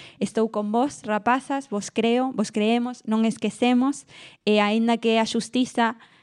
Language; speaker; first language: Galician; non-native, local second language; Spanish